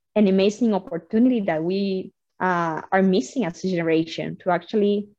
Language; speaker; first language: English; non-native, fluent; Spanish